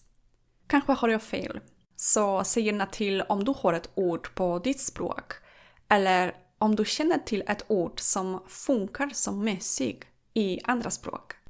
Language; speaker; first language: Swedish; non-native, fluent; Polish